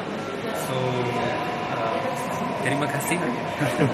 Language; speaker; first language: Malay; non-native, learner; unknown